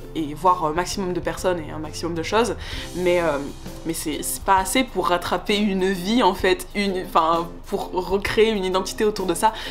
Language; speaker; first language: French; native; French